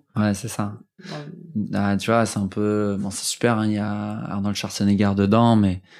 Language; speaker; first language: French; native; French